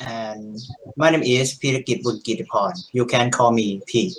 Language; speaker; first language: English; non-native, learner; Thai